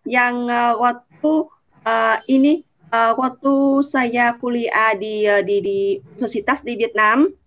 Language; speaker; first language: Indonesian; non-native, fluent; Vietnamese